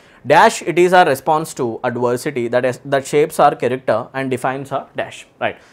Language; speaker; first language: English; non-native, local second language; Telugu